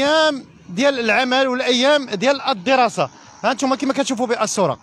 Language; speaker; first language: Arabic; native; Arabic